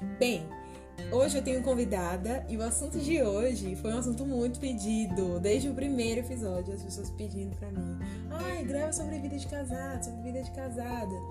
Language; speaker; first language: Portuguese; native; Portuguese